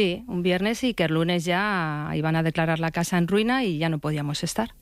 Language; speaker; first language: Spanish; native; Spanish